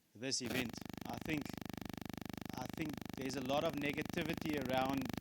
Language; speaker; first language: English; non-native, local second language; Afrikaans